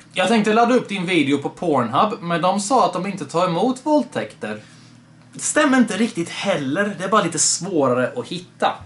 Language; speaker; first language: Swedish; early bilingual, other home language; Bosnian